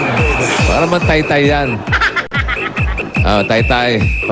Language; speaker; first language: Filipino; native; Filipino